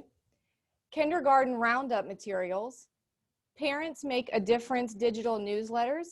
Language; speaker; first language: English; native; English